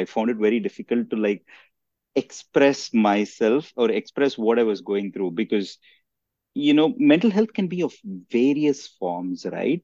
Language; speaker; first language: English; non-native, local second language; Tamil